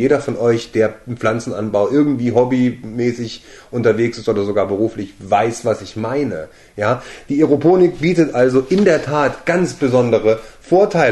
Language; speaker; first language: German; native; German